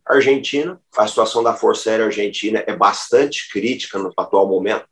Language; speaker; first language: Portuguese; native; Portuguese